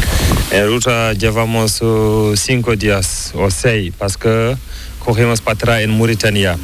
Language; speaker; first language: Spanish; non-native, learner; Fula